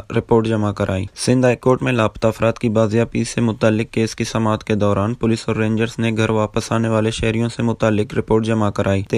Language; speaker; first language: Urdu; non-native, local second language; Baluchi